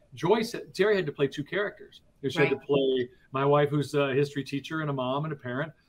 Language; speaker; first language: English; native; English